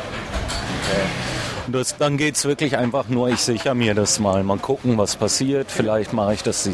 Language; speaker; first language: German; native; German